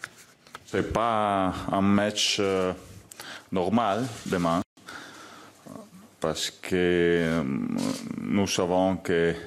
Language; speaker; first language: French; non-native, learner; Italian